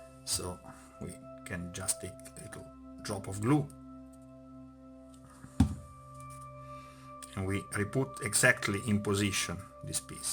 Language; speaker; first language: English; non-native, fluent; Italian